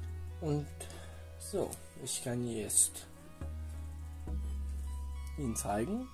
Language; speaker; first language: German; non-native, fluent; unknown